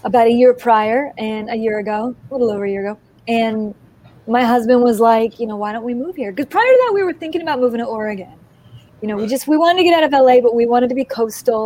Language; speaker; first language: English; native; English